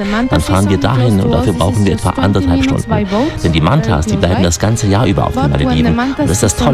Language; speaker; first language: German; native; German